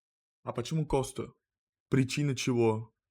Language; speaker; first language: Russian; native; Russian